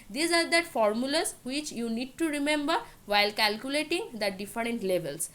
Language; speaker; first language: English; non-native, local second language; Bangla